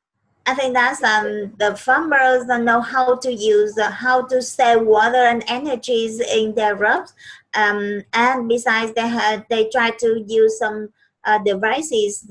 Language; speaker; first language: English; non-native, learner; Vietnamese